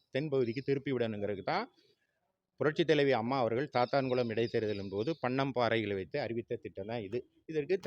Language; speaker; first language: Tamil; native; Tamil